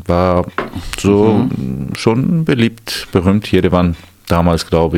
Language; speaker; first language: German; non-native, fluent; Armenian